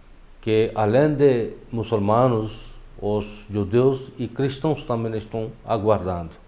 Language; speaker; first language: Portuguese; non-native, fluent; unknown